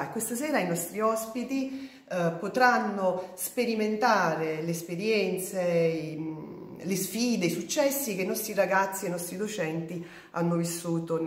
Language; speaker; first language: Italian; native; Italian